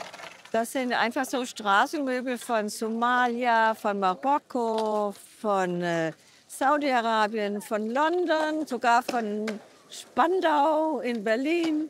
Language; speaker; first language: German; non-native, fluent; Danish